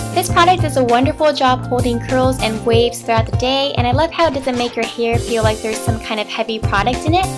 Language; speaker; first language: English; early bilingual, other home language; Japanese